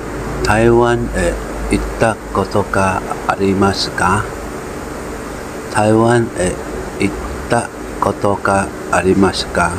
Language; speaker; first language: Japanese; non-native, learner; Chinese